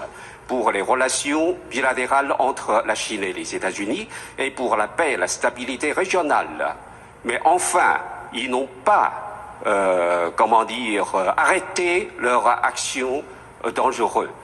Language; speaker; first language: French; non-native, fluent; Chinese